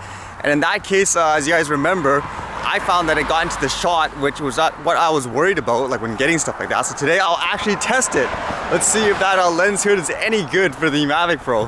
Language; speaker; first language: English; native; English